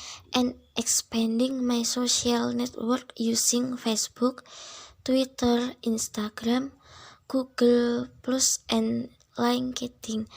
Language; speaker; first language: English; non-native, learner; Indonesian